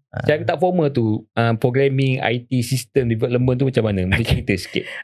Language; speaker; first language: Malay; native; Malay